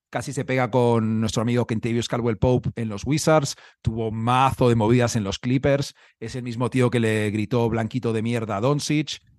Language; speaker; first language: Spanish; native; Spanish